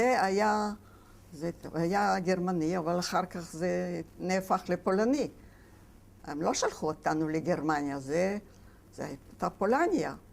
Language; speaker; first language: Hebrew; non-native, fluent; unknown